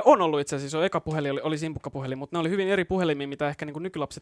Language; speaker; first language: Finnish; native; Finnish